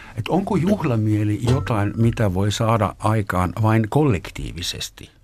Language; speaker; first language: Finnish; non-native, fluent; German